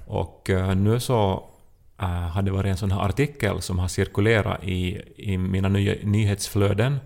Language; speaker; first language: Swedish; native; Swedish